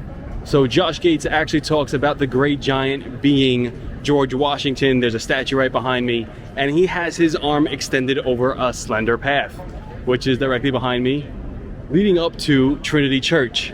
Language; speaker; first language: English; native; English